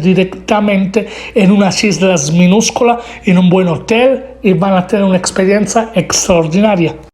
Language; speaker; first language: Spanish; non-native, fluent; Italian